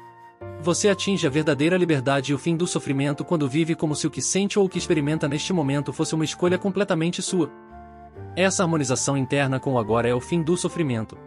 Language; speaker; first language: Portuguese; native; Portuguese